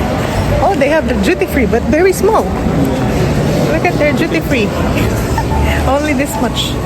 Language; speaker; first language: English; non-native, local second language; Filipino